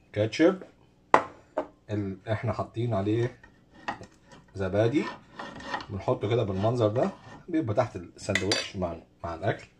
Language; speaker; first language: Arabic; native; Arabic